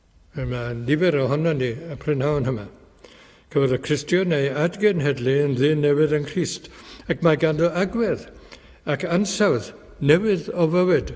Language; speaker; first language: Welsh; native; Welsh